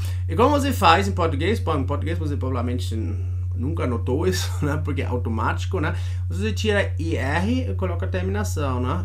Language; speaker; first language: Portuguese; non-native, fluent; German